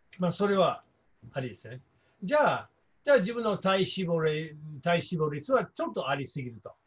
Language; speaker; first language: Japanese; non-native, fluent; English